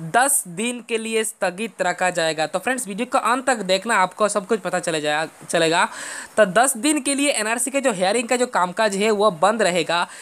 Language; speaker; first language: Hindi; non-native, local second language; Bangla